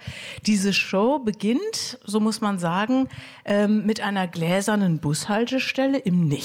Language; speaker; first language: German; native; German